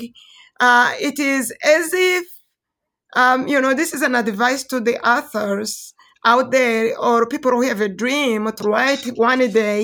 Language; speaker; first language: English; non-native, local second language; Kinyarwanda